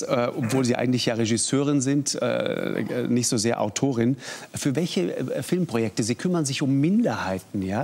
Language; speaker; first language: German; native; German